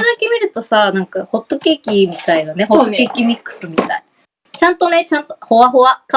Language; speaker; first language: Japanese; native; Japanese